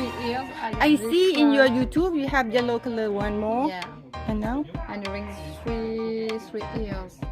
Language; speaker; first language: English; non-native, learner; Thai